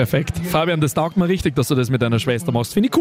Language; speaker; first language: German; native; German